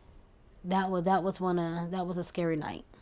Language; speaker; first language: English; native; English